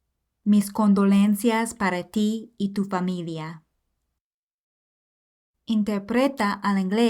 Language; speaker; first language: Spanish; non-native, fluent; English